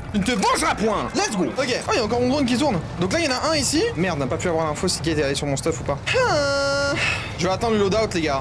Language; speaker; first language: French; native; French